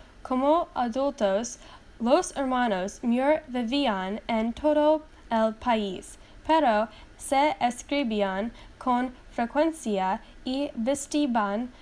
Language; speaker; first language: Spanish; non-native, learner; English